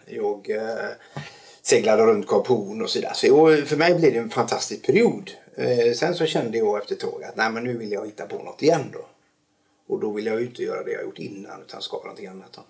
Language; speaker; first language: Swedish; native; Swedish